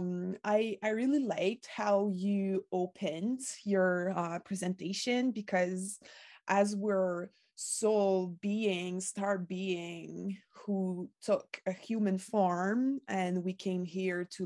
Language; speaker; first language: English; non-native, fluent; French